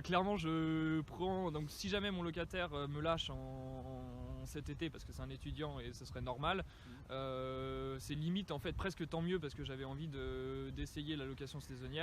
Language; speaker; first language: French; native; French